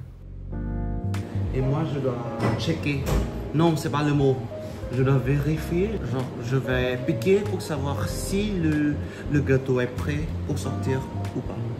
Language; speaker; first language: French; non-native, learner; Vietnamese